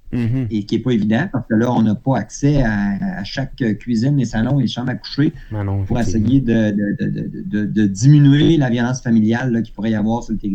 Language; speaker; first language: French; native; French